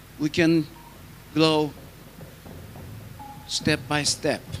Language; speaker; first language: English; non-native, learner; Japanese